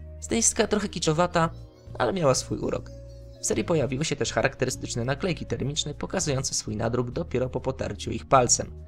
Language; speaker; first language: Polish; native; Polish